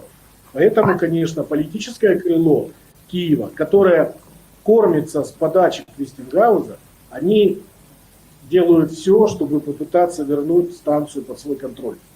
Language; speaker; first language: Russian; native; Russian